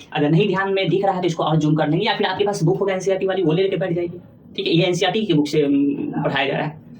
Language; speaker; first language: Hindi; native; Hindi